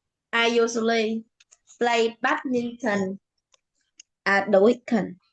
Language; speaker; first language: English; non-native, learner; Vietnamese